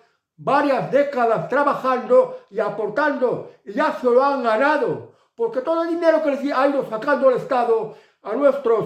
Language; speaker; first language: Spanish; native; Spanish